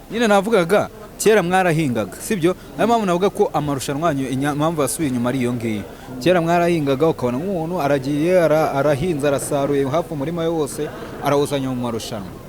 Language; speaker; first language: Kinyarwanda; native; Kinyarwanda